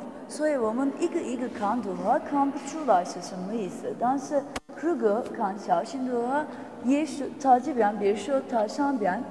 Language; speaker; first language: Chinese; non-native, fluent; Turkish